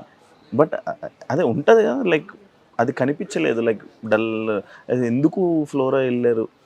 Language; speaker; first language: Telugu; native; Telugu